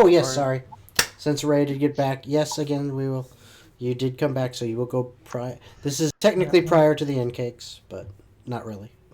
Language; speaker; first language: English; native; English